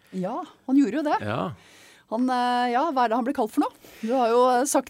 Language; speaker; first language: Norwegian; native; Norwegian